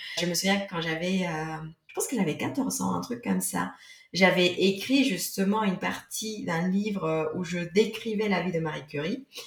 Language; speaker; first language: French; non-native, fluent; Spanish